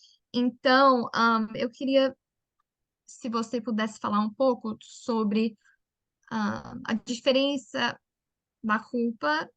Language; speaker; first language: Portuguese; early bilingual, heritage; Portuguese